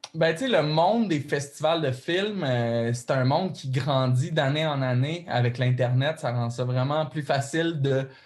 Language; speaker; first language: French; native; French